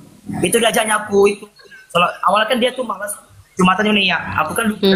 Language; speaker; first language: Indonesian; native; Indonesian